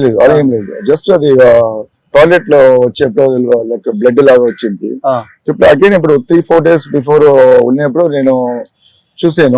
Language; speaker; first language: Telugu; non-native, local second language; Tamil